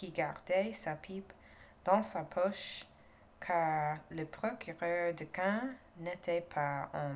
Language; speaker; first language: French; non-native, learner; English